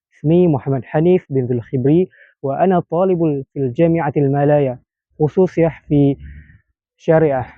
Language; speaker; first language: Arabic; non-native, learner; Malay